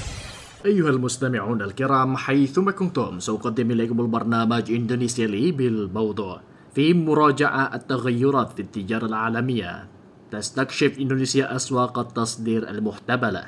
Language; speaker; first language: Arabic; non-native, fluent; Indonesian